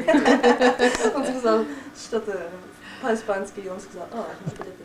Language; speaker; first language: Russian; non-native, learner; English